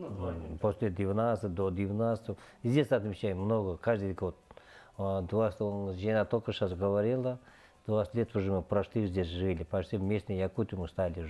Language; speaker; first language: Russian; non-native, learner; Kyrgyz